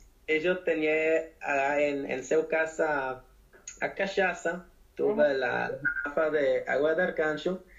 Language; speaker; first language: Portuguese; non-native, learner; Spanish